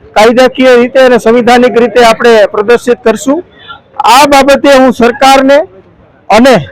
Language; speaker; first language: Gujarati; native; Gujarati